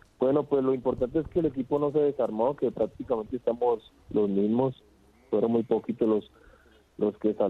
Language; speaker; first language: Spanish; native; Spanish